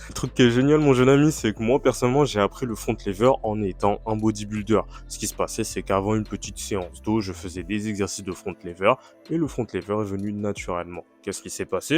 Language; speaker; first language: French; native; French